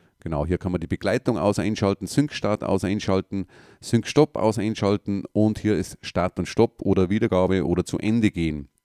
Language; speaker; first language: German; native; German